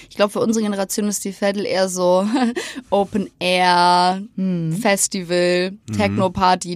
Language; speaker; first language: German; native; German